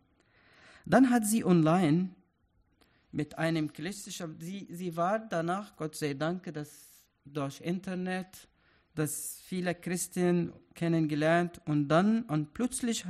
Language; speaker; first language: German; non-native, fluent; Arabic